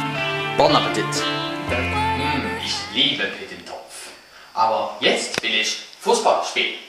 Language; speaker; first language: German; non-native, learner; Norwegian